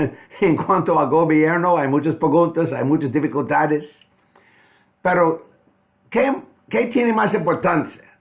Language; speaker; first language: Spanish; non-native, fluent; English